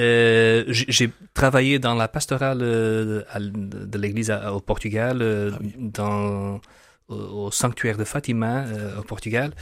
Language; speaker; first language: French; non-native, fluent; Portuguese